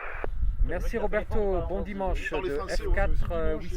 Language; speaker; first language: French; native; French